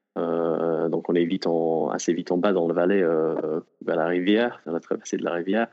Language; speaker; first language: French; non-native, fluent; English